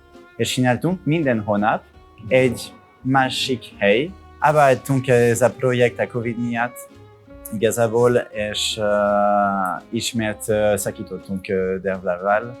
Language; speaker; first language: Hungarian; non-native, learner; French